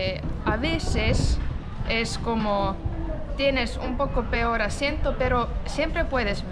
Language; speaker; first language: Spanish; non-native, fluent; Estonian